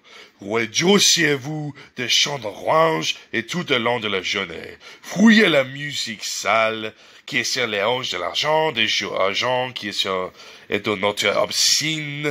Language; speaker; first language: French; non-native, learner; English